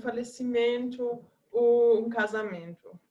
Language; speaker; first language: Portuguese; non-native, fluent; German